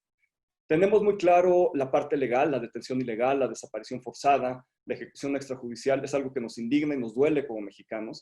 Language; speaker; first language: Spanish; native; Spanish